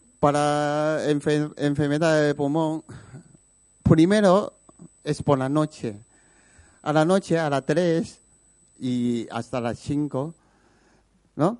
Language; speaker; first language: Spanish; non-native, learner; Chinese